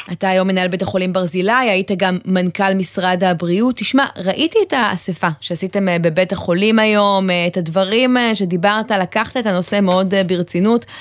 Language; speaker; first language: Hebrew; native; Hebrew